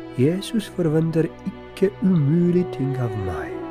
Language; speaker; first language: Norwegian; non-native, fluent; Polish